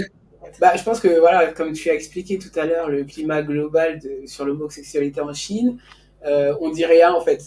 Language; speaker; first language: French; native; French